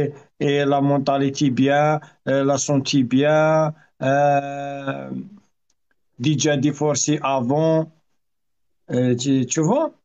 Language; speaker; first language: French; non-native, learner; Arabic